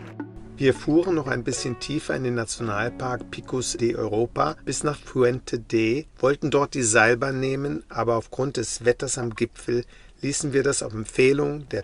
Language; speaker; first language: German; native; German